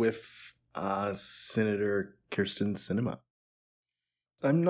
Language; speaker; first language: English; native; English